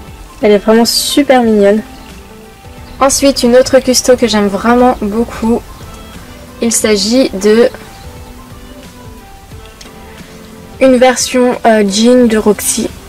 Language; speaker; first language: French; native; French